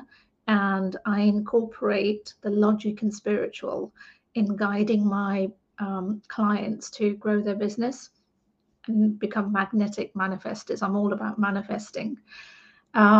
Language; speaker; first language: English; native; English